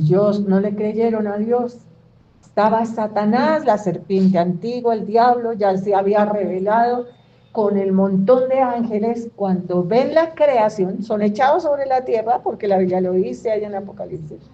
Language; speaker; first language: Spanish; native; Spanish